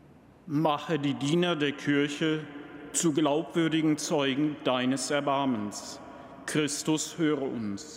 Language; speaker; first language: German; native; German